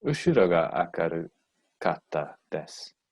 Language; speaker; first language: Japanese; non-native, learner; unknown